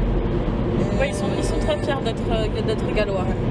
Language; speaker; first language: French; native; French